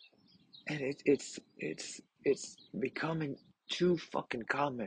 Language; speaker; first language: English; native; English